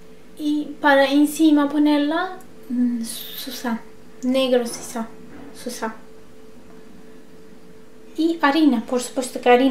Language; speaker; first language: Spanish; non-native, learner; Turkish